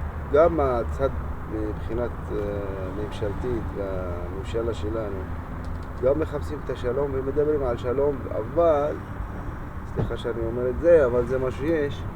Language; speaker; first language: Hebrew; non-native, local second language; Arabic